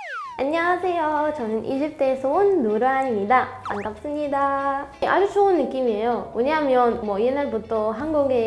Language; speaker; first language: Korean; non-native, fluent; Arabic